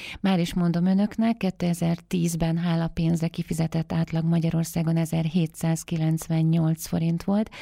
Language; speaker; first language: Hungarian; native; Hungarian